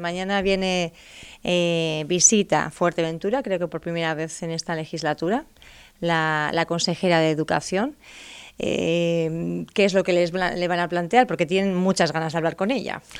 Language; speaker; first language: Spanish; native; Spanish